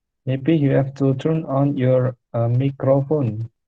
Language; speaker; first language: English; non-native, fluent; Indonesian